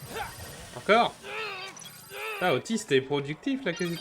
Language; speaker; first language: French; native; French